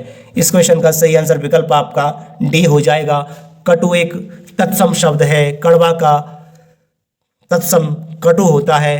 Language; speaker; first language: Hindi; native; Hindi